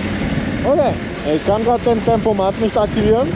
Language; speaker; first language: German; native; German